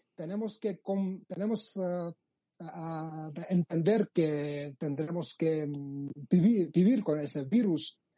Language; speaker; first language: Spanish; non-native, fluent; Georgian